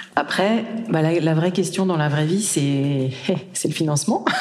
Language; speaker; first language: French; native; French